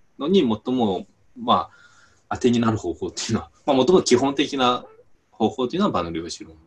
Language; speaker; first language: Japanese; non-native, fluent; Chinese